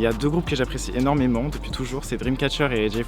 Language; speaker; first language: French; native; French